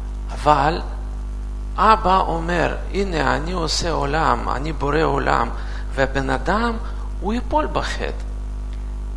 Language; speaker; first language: Hebrew; non-native, fluent; Russian